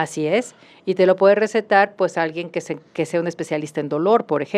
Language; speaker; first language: Spanish; native; Spanish